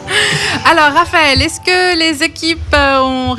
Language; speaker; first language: French; native; French